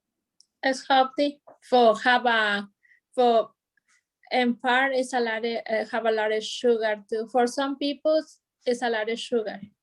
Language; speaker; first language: English; non-native, learner; Spanish